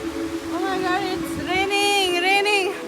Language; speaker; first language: English; non-native, learner; Nepali